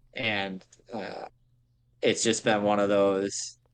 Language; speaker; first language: English; native; English